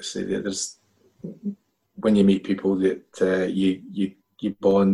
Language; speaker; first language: English; native; English